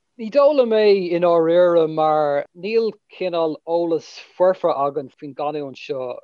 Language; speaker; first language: Irish; non-native, local second language; English